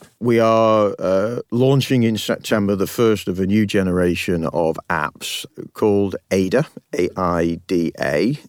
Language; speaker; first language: English; native; English